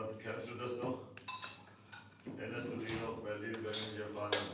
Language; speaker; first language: German; non-native, learner; Kurdish